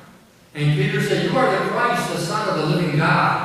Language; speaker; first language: English; native; English